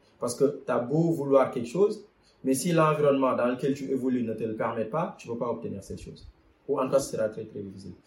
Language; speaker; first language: French; non-native, local second language; Wolof